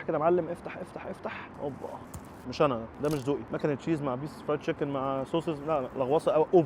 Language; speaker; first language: Arabic; native; Arabic